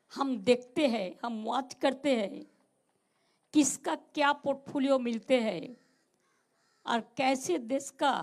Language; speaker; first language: Hindi; non-native, local second language; Bangla